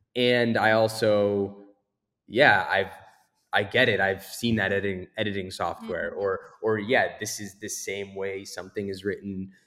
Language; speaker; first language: English; native; English